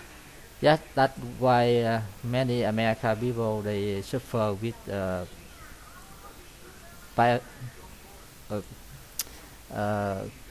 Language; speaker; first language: English; non-native, learner; Vietnamese